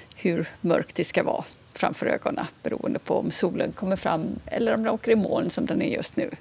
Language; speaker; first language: Swedish; native; Swedish